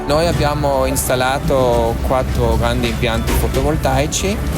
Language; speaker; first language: Italian; non-native, local second language; German